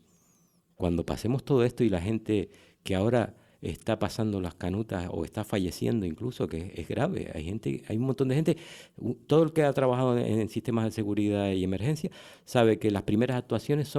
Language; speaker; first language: Spanish; native; Spanish